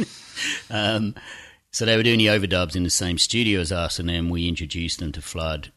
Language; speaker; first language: English; native; English